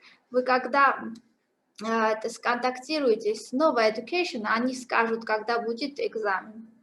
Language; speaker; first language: Russian; non-native, fluent; Georgian